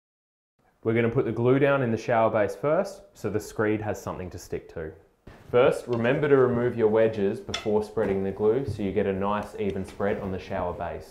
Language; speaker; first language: English; native; English